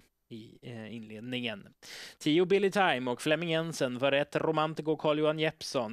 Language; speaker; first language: Swedish; native; Swedish